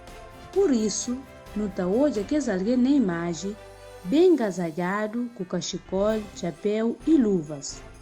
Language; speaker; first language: Portuguese; non-native, local second language; Kabuverdianu